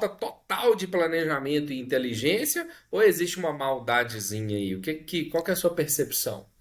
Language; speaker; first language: Portuguese; native; Portuguese